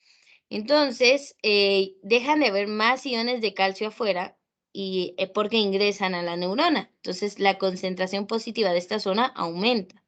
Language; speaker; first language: Spanish; native; Spanish